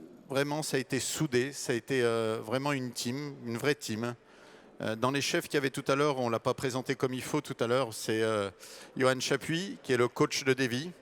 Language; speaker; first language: French; native; French